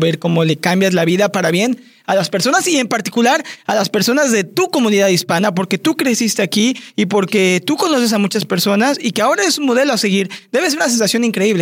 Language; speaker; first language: Spanish; native; Spanish